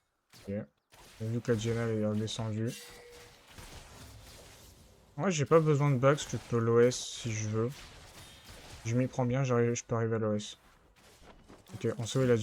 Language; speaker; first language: French; native; French